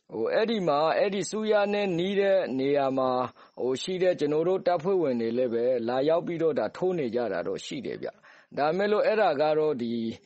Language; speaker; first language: Burmese; native; Burmese